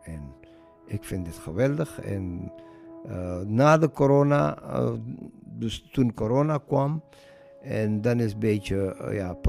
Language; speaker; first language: Dutch; non-native, learner; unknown